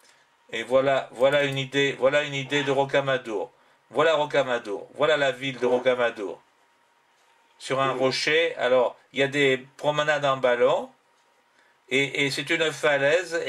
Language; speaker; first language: French; native; French